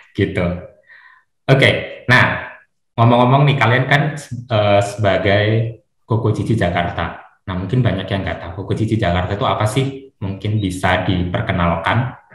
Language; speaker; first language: Indonesian; native; Indonesian